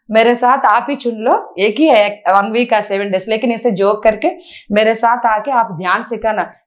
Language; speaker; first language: Hindi; non-native, local second language; Telugu